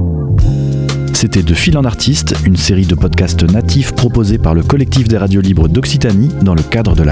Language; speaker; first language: French; native; French